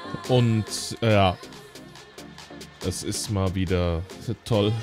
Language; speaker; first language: German; native; German